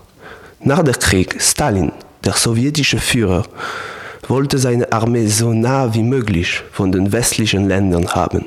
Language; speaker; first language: German; non-native, learner; Polish